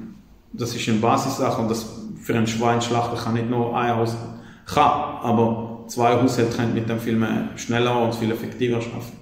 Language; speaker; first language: German; non-native, fluent; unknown